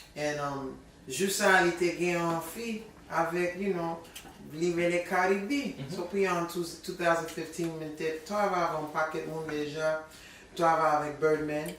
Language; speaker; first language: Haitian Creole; early bilingual, heritage; English